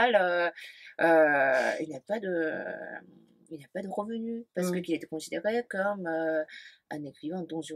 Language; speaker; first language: French; non-native, fluent; Japanese